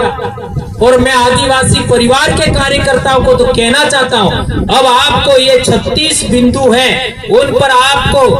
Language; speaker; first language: Hindi; non-native, local second language; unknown